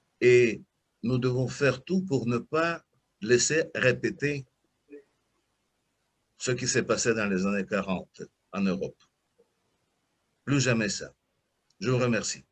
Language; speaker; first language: French; non-native, fluent; Russian